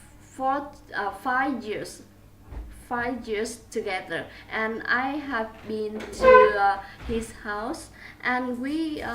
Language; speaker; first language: English; non-native, learner; Vietnamese